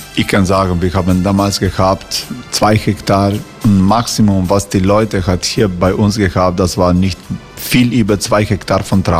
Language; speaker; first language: German; non-native, fluent; Croatian